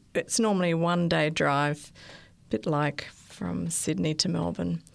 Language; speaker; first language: English; native; English